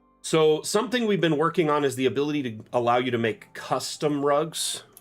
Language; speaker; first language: English; native; English